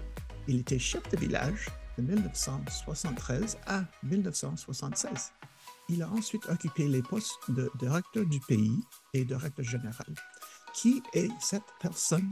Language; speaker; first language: French; non-native, fluent; English